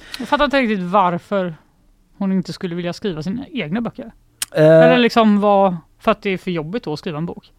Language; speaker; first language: Swedish; native; Swedish